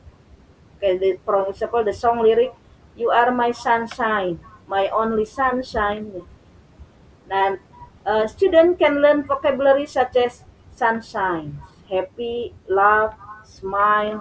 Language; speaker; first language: English; non-native, learner; Indonesian